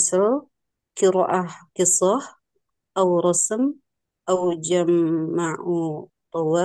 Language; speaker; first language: Arabic; non-native, learner; Indonesian